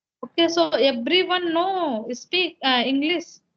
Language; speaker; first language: English; non-native, local second language; Hindi